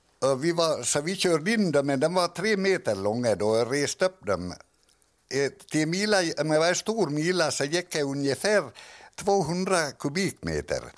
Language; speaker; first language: Swedish; native; Swedish